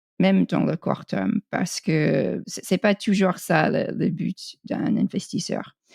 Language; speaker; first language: French; non-native, fluent; English